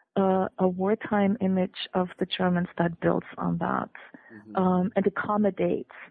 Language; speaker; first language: English; non-native, fluent; German